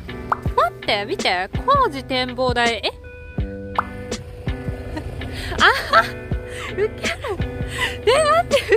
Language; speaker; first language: Japanese; native; Japanese